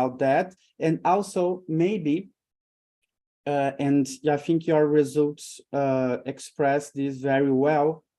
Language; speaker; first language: English; non-native, fluent; Portuguese